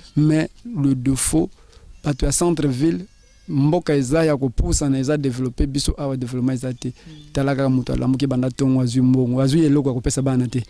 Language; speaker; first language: Lingala; native; Lingala